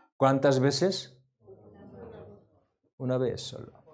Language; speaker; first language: Spanish; non-native, learner; Korean